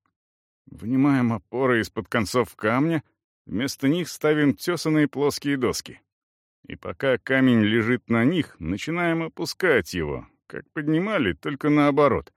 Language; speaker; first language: Russian; native; Russian